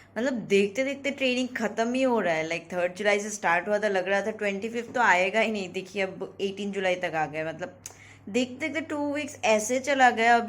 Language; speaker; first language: Hindi; non-native, local second language; Bangla